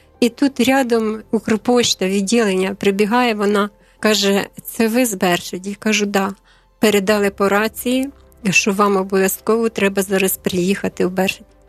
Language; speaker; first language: Ukrainian; native; Ukrainian